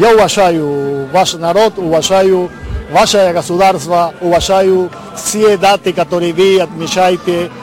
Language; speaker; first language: Russian; non-native, learner; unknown